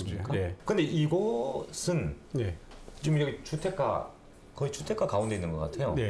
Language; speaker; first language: Korean; native; Korean